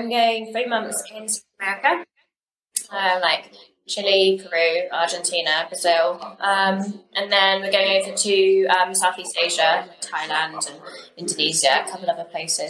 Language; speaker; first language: English; native; English